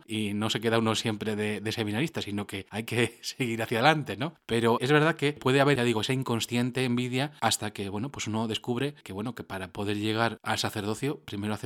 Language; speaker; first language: Spanish; native; Spanish